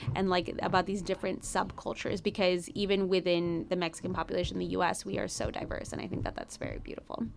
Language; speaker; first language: English; early bilingual, other home language; Spanish